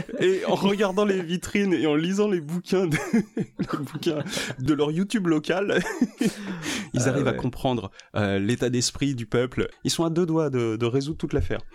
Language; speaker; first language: French; native; French